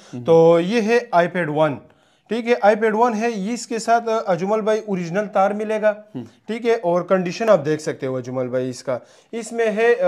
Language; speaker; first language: Urdu; non-native, local second language; Punjabi